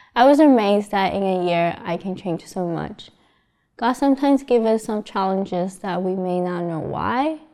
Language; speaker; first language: English; non-native, fluent; Chinese